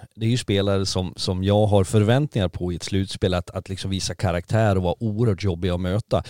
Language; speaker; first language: Swedish; native; Swedish